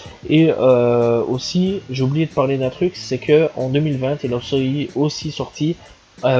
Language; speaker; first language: French; native; French